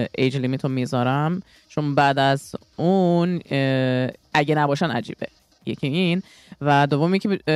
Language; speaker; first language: Persian; early bilingual, heritage; Persian